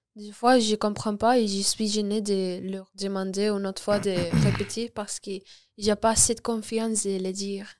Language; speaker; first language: French; non-native, learner; Spanish